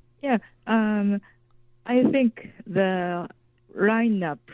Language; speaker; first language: English; non-native, fluent; Japanese